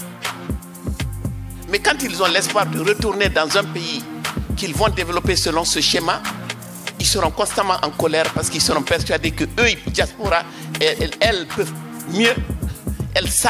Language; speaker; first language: French; non-native, local second language; Bambara